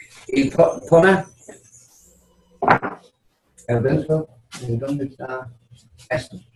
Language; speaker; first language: Spanish; non-native, learner; English